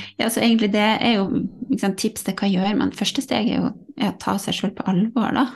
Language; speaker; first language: Norwegian; native; Norwegian